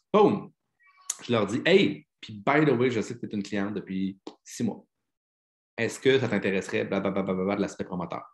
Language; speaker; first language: French; native; French